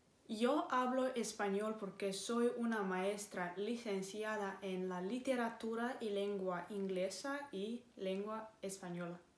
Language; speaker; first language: Spanish; non-native, fluent; Romanian